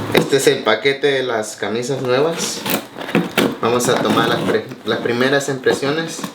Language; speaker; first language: Spanish; early bilingual, heritage; Spanish